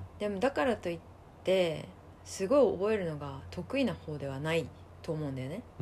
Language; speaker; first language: Japanese; native; Japanese